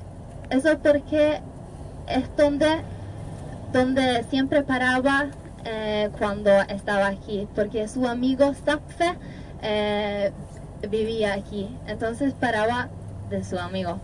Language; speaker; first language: Spanish; non-native, fluent; Norwegian